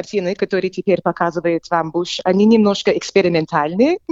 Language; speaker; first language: Russian; early bilingual, heritage; English